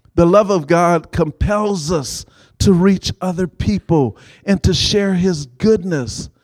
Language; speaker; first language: English; native; English